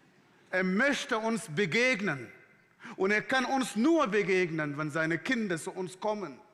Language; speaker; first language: German; non-native, fluent; Arabic